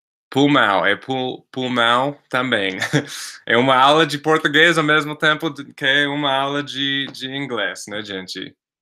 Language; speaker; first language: Portuguese; non-native, fluent; English